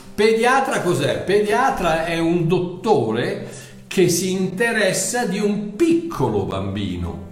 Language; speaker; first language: Italian; non-native, fluent; English